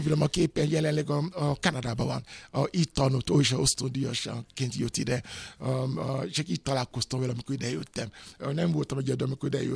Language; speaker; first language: Hungarian; non-native, learner; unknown